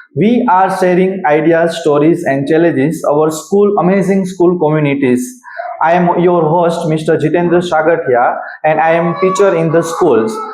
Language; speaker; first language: English; non-native, local second language; Gujarati